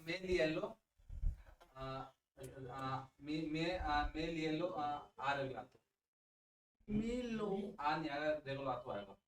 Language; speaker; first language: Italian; non-native, learner; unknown